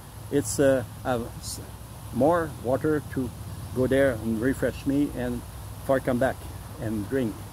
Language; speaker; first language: English; non-native, learner; French